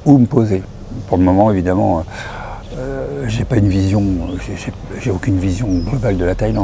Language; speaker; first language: French; native; French